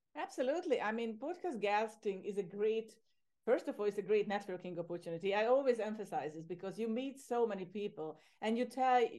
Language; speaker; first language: English; non-native, fluent; Hungarian